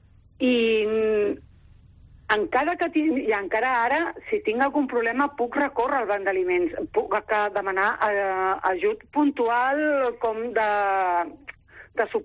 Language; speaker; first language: Catalan; non-native, local second language; Spanish